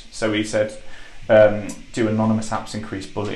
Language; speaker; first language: English; native; English